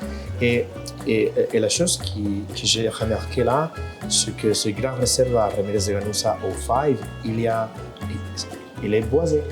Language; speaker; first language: French; non-native, fluent; Spanish